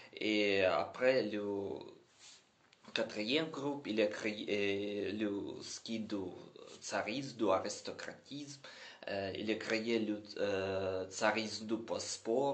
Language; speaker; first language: French; non-native, learner; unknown